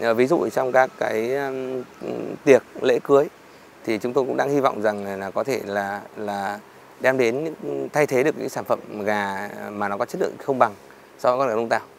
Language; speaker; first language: Vietnamese; native; Vietnamese